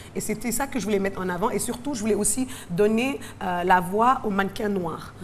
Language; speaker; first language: French; non-native, local second language; Wolof